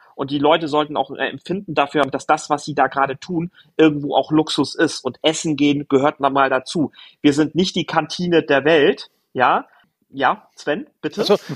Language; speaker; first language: German; native; German